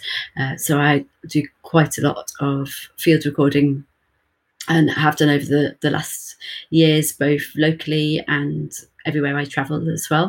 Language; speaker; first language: English; native; English